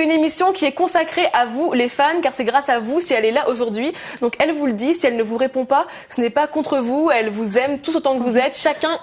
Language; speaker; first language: French; native; French